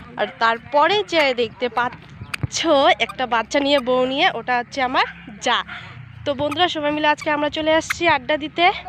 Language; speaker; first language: Bangla; non-native, local second language; Rangpuri